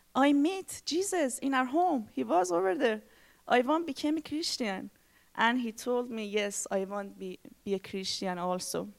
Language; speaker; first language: English; non-native, learner; Persian